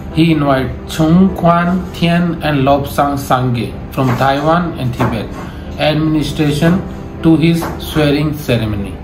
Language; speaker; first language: English; non-native, local second language; Hindi